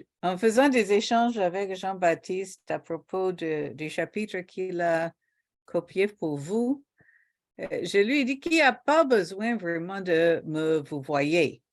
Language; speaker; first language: French; non-native, local second language; Haitian Creole